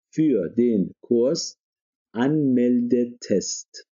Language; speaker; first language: German; non-native, fluent; Persian